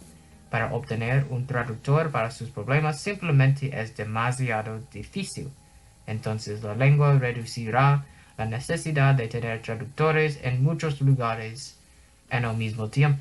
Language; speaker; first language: Spanish; non-native, fluent; English